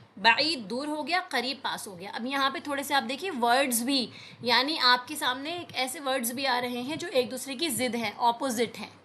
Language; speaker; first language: Urdu; native; Urdu